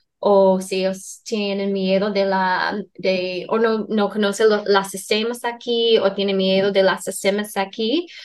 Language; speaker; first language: Spanish; non-native, fluent; English